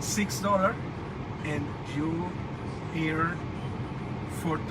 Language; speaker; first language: English; non-native, learner; Spanish